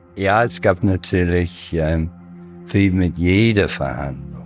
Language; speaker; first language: German; non-native, fluent; English